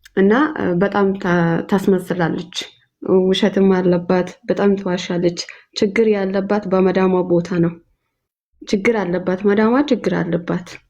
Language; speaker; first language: Amharic; non-native, local second language; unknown